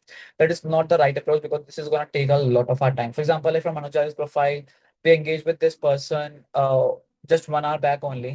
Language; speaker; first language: English; non-native, local second language; Hindi